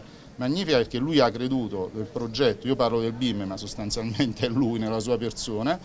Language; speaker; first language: Italian; native; Italian